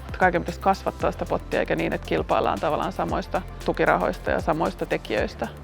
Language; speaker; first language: Finnish; native; Finnish